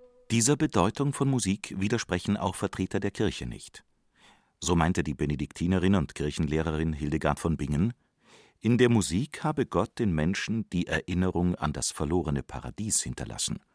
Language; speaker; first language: German; native; German